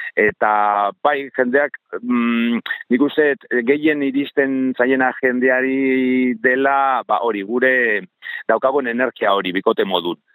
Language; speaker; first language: Basque; non-native, local second language; Spanish